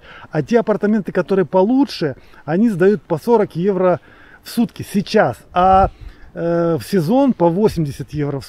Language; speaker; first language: Russian; native; Russian